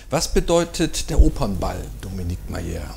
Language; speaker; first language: German; native; German